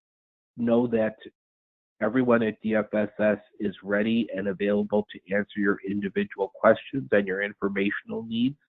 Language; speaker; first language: English; native; English